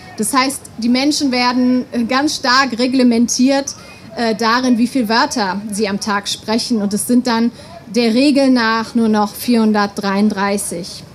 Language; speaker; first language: German; native; German